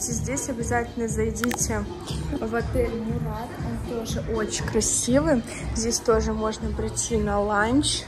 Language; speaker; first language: Russian; native; Russian